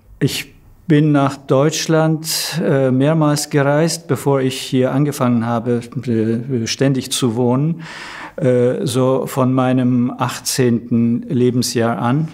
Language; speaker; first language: German; non-native, fluent; Turkish